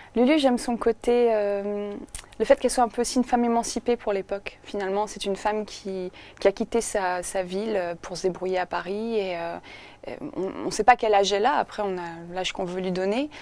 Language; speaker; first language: French; native; French